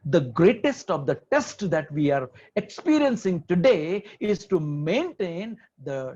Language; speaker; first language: English; non-native, local second language; Marathi